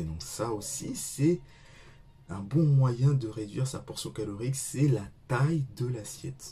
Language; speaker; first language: French; native; French